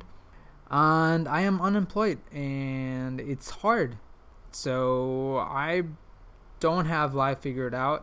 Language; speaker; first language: English; non-native, fluent; Spanish